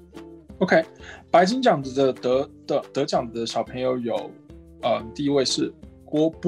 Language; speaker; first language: Chinese; native; Chinese